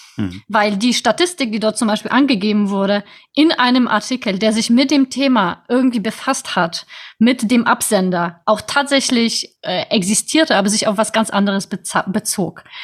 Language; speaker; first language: German; non-native, fluent; Polish